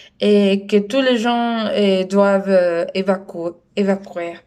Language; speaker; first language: French; non-native, learner; Spanish